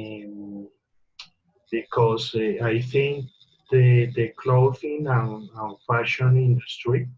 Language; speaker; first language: English; non-native, learner; Spanish